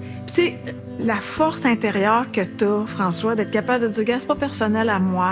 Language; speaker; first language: French; native; French